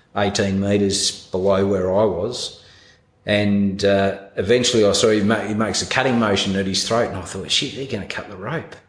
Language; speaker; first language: English; native; English